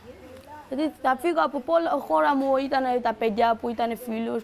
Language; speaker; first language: Greek; non-native, learner; Persian